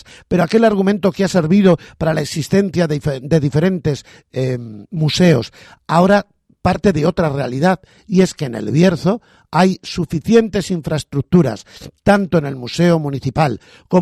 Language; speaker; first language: Spanish; native; Spanish